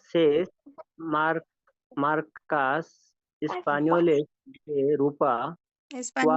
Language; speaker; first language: Spanish; non-native, learner; Bangla